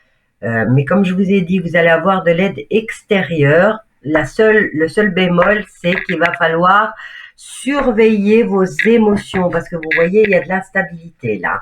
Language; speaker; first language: French; native; French